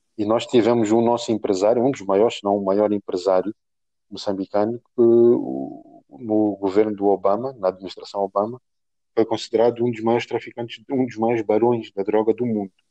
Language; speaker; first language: Portuguese; native; Portuguese